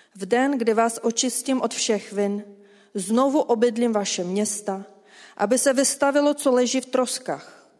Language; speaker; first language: Czech; native; Czech